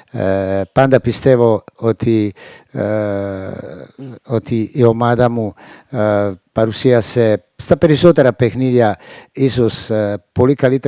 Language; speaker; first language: Greek; non-native, fluent; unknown